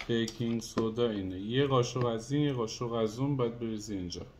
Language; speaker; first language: Persian; native; Persian